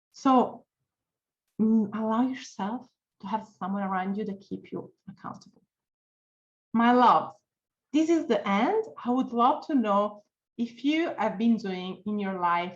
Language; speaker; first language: English; non-native, fluent; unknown